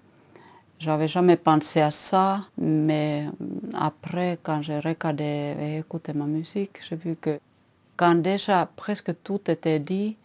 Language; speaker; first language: French; non-native, fluent; Finnish